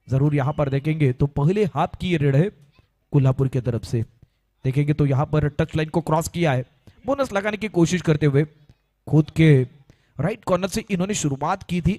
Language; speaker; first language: Hindi; non-native, local second language; Marathi